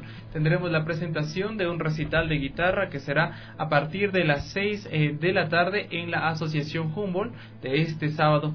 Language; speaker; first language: Spanish; native; Spanish